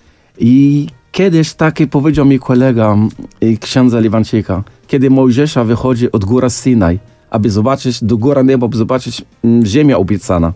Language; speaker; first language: Polish; non-native, fluent; Arabic